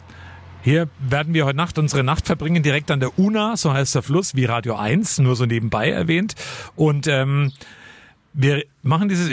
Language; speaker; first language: German; native; German